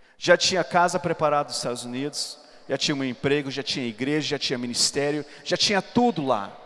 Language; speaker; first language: Portuguese; non-native, fluent; English